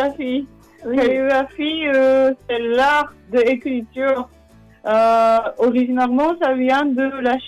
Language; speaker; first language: French; non-native, fluent; Japanese